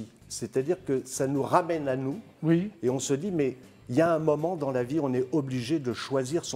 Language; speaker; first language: French; native; French